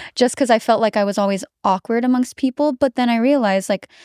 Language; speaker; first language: English; native; English